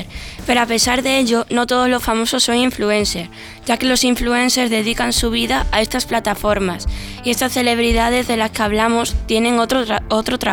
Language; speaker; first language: Spanish; native; Spanish